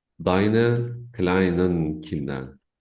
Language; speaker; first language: German; non-native, fluent; Turkish